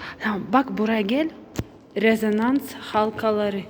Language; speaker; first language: Turkish; non-native, learner; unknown